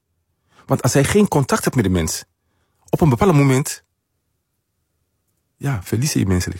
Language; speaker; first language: Dutch; non-native, fluent; Mandingo